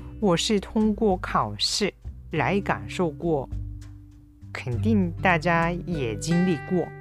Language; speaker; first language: Chinese; non-native, fluent; Japanese